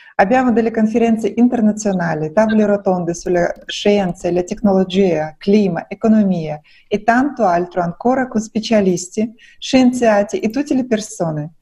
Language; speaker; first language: Italian; non-native, fluent; Russian